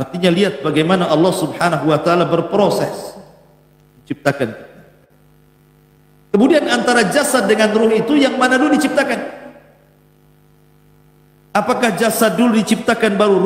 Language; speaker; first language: Indonesian; native; Indonesian